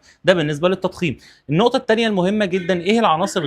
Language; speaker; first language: Arabic; native; Arabic